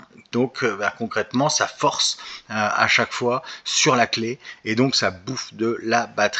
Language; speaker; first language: French; native; French